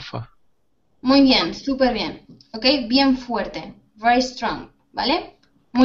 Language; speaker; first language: Spanish; native; Spanish